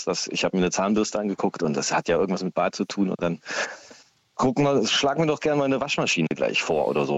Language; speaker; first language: German; native; German